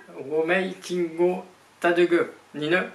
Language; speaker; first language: Chinese; non-native, learner; French